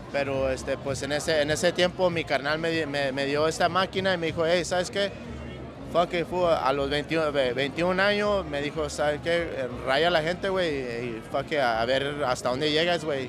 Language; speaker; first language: Spanish; early bilingual, heritage; Spanish